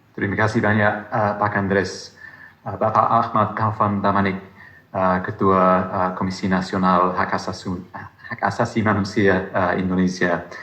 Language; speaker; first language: Indonesian; non-native, learner; English